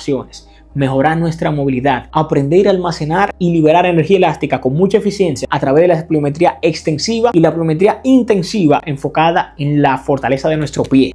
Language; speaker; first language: Spanish; native; Spanish